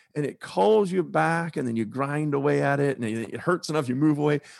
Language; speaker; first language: English; native; English